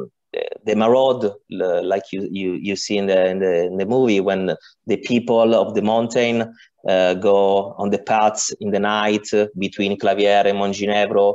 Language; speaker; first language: English; non-native, learner; Italian